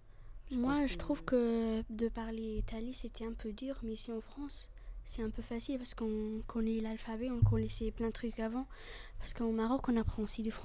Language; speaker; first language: French; early bilingual, other home language; Arabic